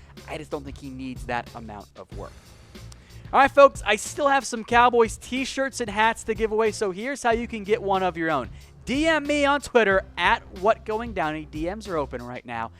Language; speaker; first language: English; native; English